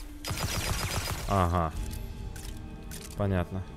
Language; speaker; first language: Russian; native; Russian